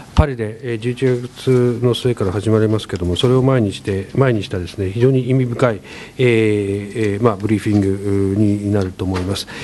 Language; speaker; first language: Japanese; native; Japanese